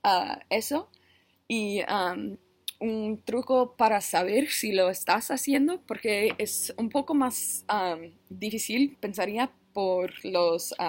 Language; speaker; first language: Spanish; non-native, learner; English